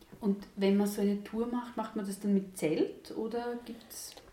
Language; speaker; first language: German; native; German